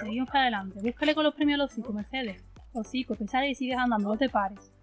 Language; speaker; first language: Spanish; native; Spanish